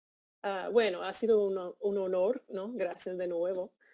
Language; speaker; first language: Spanish; non-native, fluent; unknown